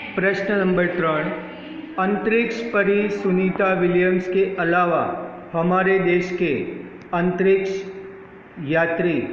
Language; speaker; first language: Hindi; non-native, local second language; Gujarati